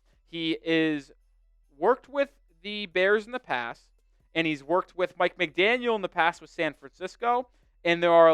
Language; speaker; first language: English; native; English